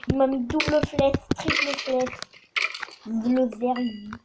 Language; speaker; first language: French; native; French